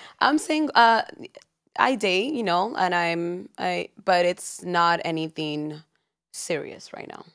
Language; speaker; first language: English; early bilingual, other home language; Spanish